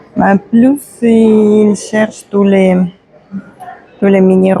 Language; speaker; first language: French; non-native, fluent; Russian